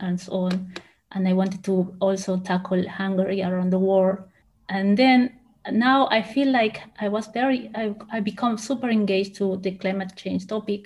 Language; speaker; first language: English; non-native, fluent; Spanish